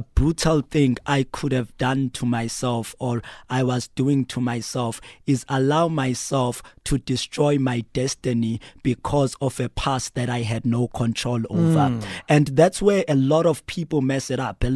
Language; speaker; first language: English; non-native, local second language; Xhosa